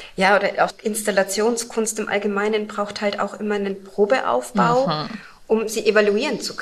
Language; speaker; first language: German; native; German